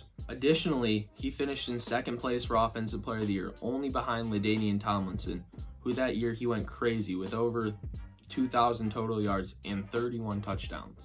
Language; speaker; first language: English; native; English